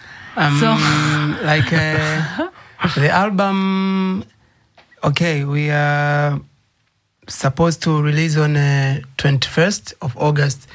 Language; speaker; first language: English; non-native, fluent; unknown